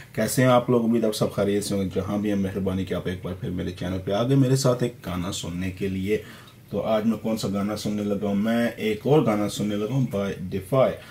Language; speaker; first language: Urdu; early bilingual, heritage; Hindi